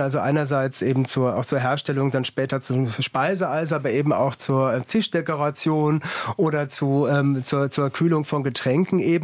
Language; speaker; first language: German; native; German